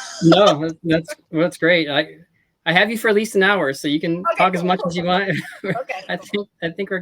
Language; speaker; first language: English; native; English